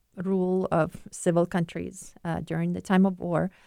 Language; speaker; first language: English; non-native, fluent; Ukrainian